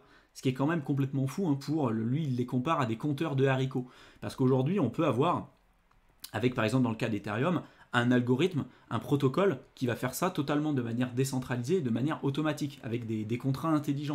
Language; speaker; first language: French; native; French